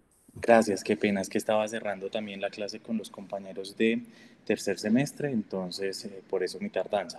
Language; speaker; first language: Spanish; native; Spanish